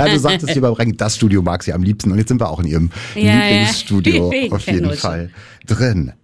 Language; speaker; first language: German; native; German